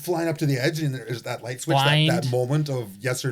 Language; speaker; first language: English; native; English